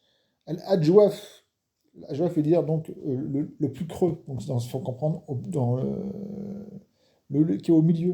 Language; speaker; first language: French; non-native, fluent; Arabic